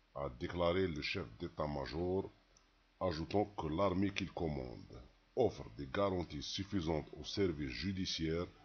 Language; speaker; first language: French; non-native, local second language; Arabic